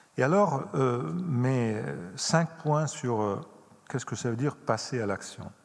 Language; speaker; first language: French; non-native, fluent; Italian